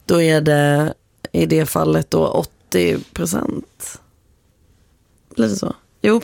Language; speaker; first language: Swedish; native; Swedish